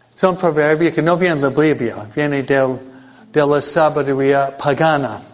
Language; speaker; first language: Spanish; non-native, fluent; English